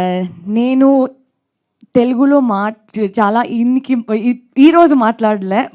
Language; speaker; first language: Telugu; non-native, learner; Kannada